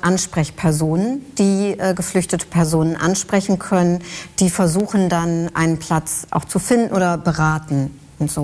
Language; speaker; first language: German; native; German